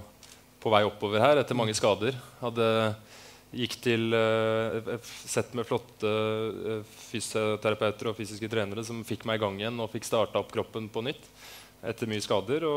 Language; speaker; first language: Norwegian; native; Norwegian